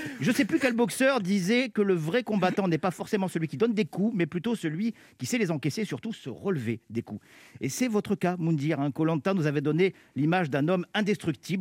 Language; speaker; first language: French; native; French